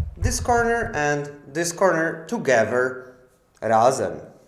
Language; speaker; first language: English; non-native, fluent; Polish